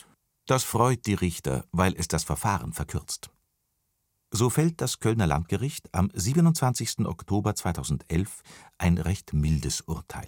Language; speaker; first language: German; native; German